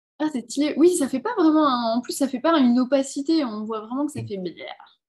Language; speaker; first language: French; native; French